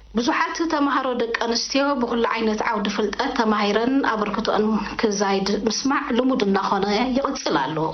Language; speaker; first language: Tigrinya; native; Tigrinya